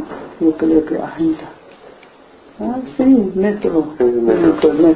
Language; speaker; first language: Spanish; non-native, learner; Chinese